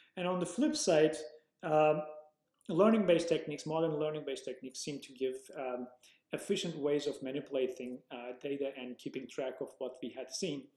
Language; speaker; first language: English; non-native, fluent; Turkish